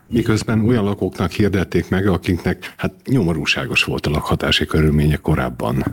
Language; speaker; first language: Hungarian; native; Hungarian